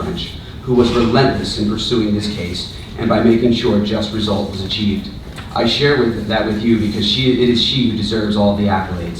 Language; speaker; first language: English; native; English